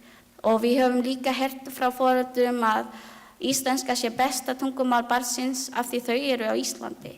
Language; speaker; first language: Icelandic; non-native, learner; Filipino